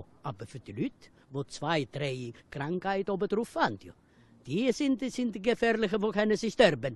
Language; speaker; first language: German; non-native, fluent; Italian